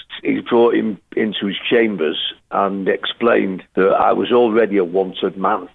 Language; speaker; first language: English; native; English